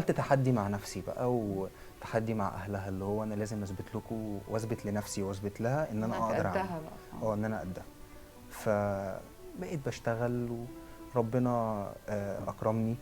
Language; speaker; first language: Arabic; native; Arabic